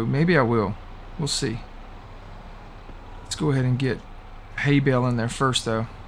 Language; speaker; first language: English; native; English